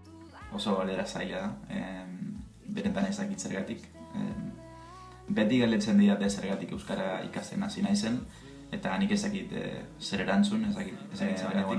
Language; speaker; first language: Basque; non-native, learner; Spanish